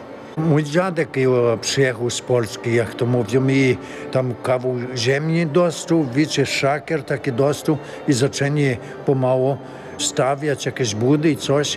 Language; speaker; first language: Polish; early bilingual, heritage; Polish